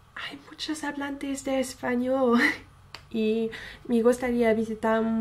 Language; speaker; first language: Spanish; non-native, fluent; English